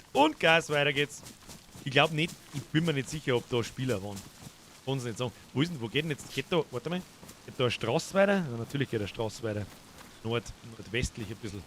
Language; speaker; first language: German; native; German